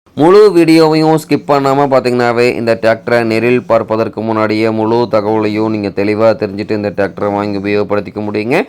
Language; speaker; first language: Tamil; native; Tamil